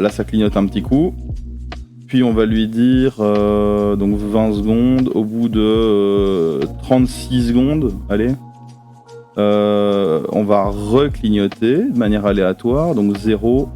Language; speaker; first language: French; native; French